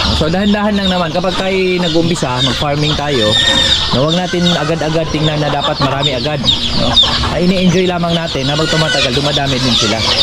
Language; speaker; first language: Filipino; native; Filipino